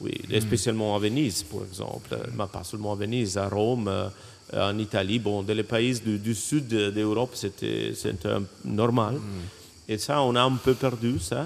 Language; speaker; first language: French; non-native, fluent; Italian